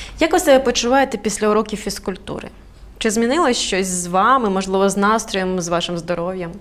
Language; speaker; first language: Ukrainian; native; Ukrainian